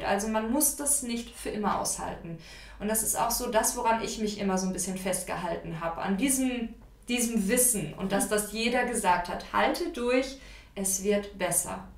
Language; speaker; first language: German; native; German